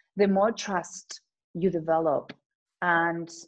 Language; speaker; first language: English; non-native, fluent; Spanish